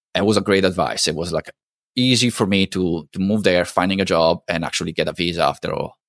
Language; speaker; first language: English; non-native, fluent; Italian